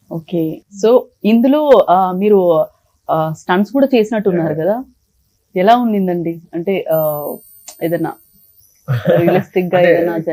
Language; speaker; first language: Telugu; native; Telugu